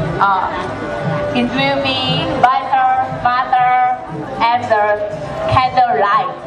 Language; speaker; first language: English; non-native, learner; Thai